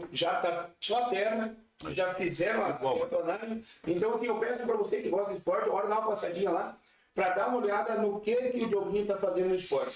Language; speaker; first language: Portuguese; native; Portuguese